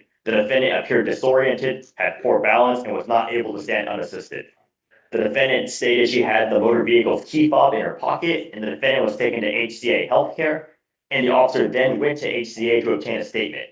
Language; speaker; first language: English; native; English